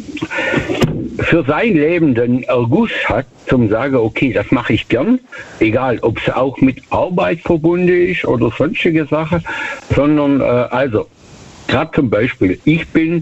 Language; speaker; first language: German; native; German